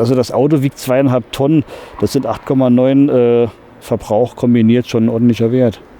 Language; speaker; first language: German; native; German